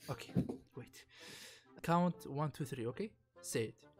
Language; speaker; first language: English; non-native, learner; Central Kurdish